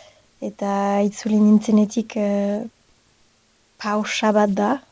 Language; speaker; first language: Basque; non-native, local second language; French